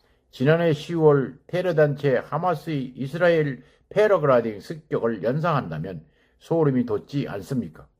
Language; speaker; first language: Korean; native; Korean